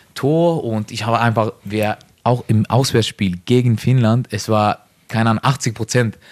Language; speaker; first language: German; non-native, fluent; Norwegian